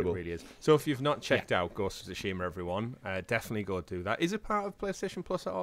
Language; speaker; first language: English; native; English